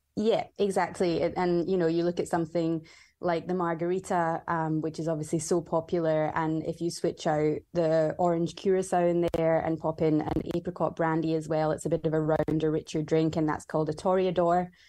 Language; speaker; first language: English; native; English